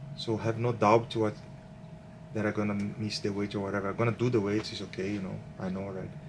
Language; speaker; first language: English; non-native, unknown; Portuguese